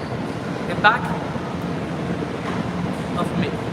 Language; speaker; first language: English; non-native, learner; Chinese